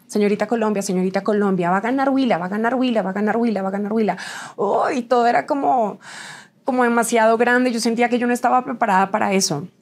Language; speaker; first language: Spanish; native; Spanish